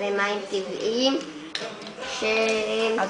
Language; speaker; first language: Hebrew; early bilingual, other home language; Spanish